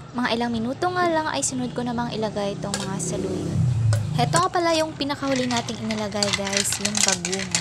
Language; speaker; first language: Filipino; non-native, local second language; Cebuano